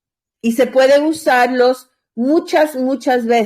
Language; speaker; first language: Spanish; non-native, learner; English